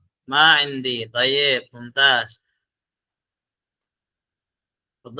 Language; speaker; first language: Arabic; non-native, fluent; Indonesian